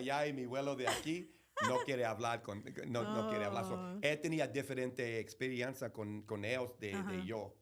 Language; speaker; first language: Spanish; early bilingual, heritage; English